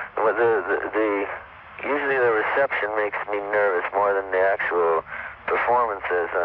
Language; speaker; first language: English; native; English